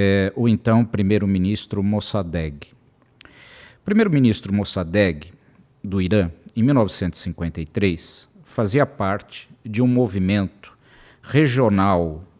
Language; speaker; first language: Portuguese; native; Portuguese